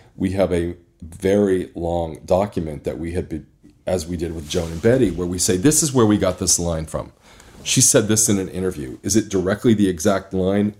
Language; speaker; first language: English; native; English